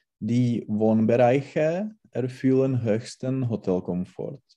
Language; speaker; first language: German; non-native, learner; Czech